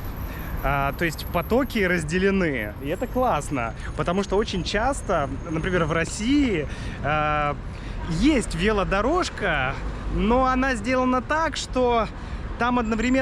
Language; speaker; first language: Russian; native; Russian